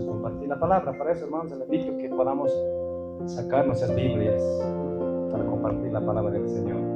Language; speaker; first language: Spanish; non-native, local second language; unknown